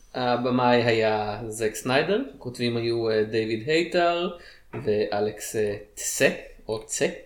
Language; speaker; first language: Hebrew; native; Hebrew